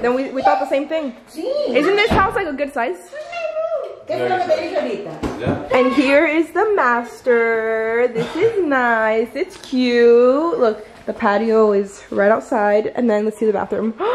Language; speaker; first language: English; early bilingual, other home language; Spanish